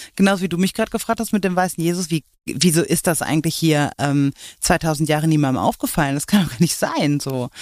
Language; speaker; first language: German; native; German